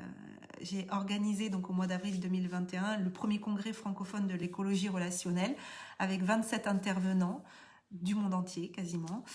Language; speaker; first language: French; native; French